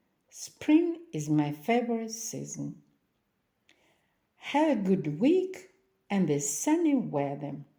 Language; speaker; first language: English; non-native, fluent; Ukrainian